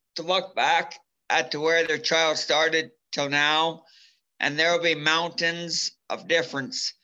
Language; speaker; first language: English; native; English